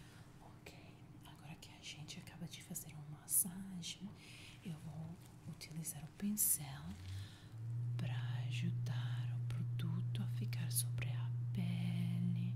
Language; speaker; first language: Portuguese; non-native, fluent; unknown